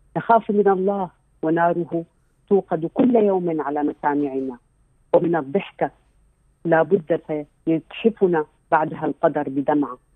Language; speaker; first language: Arabic; native; Arabic